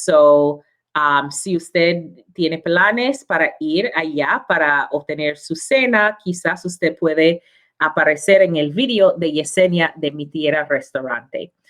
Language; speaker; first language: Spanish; non-native, learner; English